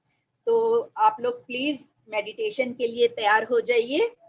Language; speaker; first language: Hindi; native; Hindi